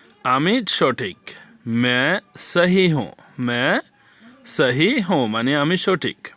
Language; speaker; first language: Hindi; non-native, fluent; Bangla